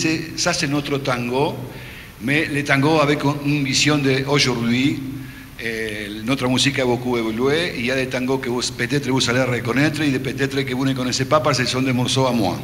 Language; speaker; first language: French; non-native, fluent; Spanish